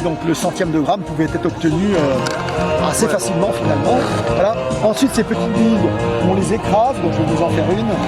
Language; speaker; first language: French; native; French